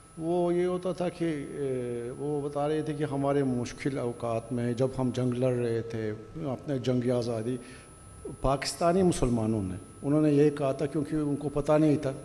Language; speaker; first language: Urdu; non-native, fluent; Turkish